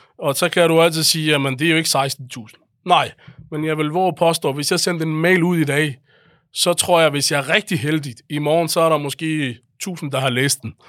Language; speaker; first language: Danish; early bilingual, other home language; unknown